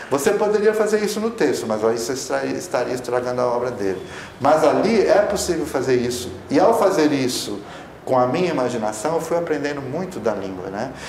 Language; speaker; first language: Portuguese; native; Portuguese